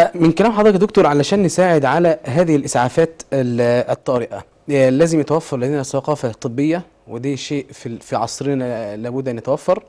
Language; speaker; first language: Arabic; native; Arabic